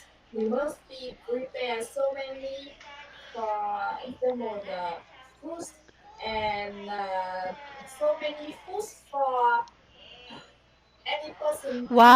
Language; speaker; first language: English; non-native, learner; Vietnamese